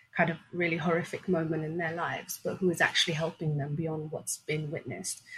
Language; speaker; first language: English; non-native, fluent; Swedish